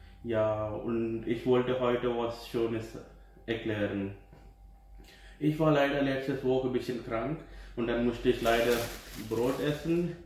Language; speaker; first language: German; non-native, learner; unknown